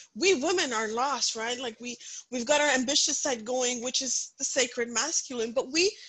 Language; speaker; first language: English; non-native, local second language; Punjabi